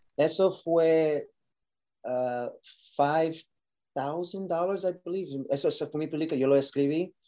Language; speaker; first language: Spanish; early bilingual, heritage; Spanish